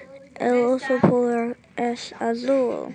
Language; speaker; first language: Spanish; non-native, learner; English